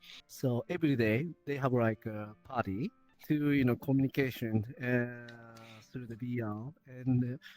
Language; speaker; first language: English; non-native, learner; Japanese